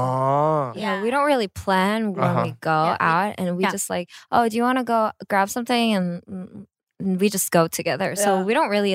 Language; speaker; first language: English; non-native, fluent; Korean